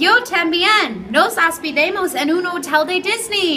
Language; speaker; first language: Spanish; non-native, learner; English